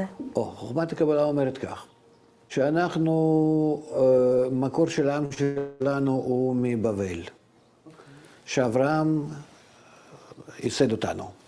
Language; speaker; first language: Hebrew; non-native, fluent; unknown